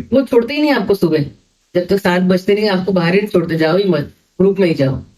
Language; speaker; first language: Hindi; native; Hindi